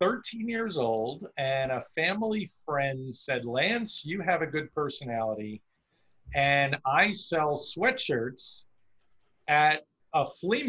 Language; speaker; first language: English; native; English